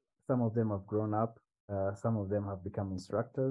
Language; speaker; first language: English; non-native, local second language; Swahili